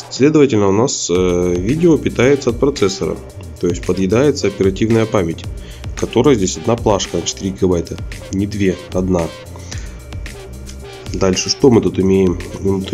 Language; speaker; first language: Russian; native; Russian